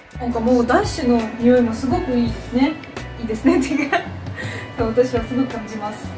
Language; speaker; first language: Japanese; non-native, fluent; Russian